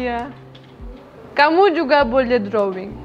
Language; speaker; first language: Indonesian; non-native, learner; Russian